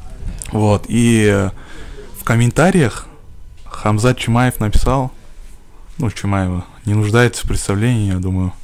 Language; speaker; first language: Russian; native; Russian